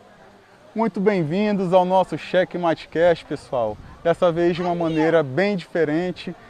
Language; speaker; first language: Portuguese; native; Portuguese